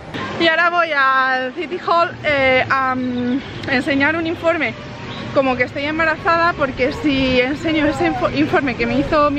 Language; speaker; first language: Spanish; native; Spanish